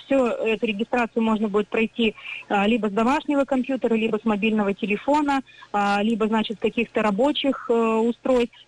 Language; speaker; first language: Russian; native; Russian